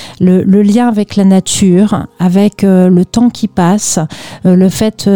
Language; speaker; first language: French; native; French